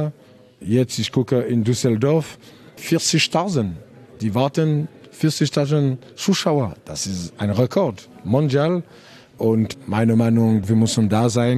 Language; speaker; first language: German; non-native, learner; French